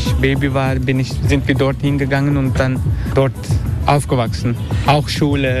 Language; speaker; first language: German; non-native, learner; Turkish